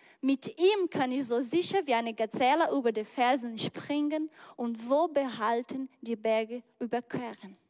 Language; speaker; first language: German; non-native, learner; Portuguese